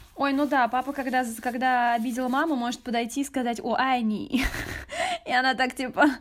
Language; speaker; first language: Russian; native; Russian